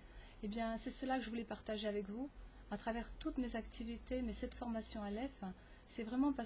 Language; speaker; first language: French; native; French